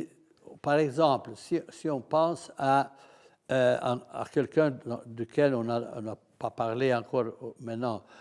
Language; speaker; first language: French; non-native, fluent; Italian